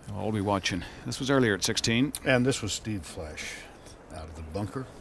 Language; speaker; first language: English; native; English